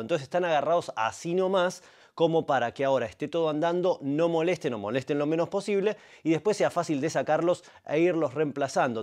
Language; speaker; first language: Spanish; native; Spanish